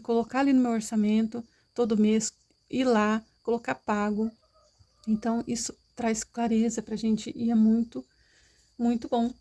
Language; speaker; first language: Portuguese; native; Portuguese